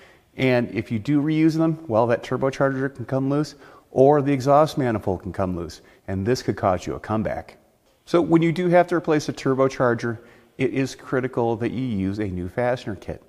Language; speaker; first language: English; native; English